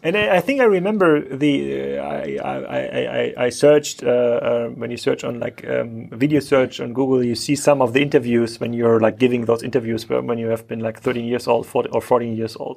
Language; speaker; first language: English; non-native, fluent; German